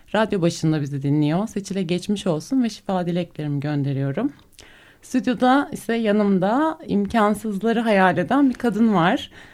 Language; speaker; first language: Turkish; native; Turkish